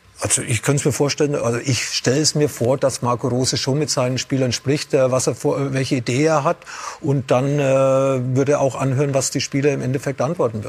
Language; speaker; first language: German; native; German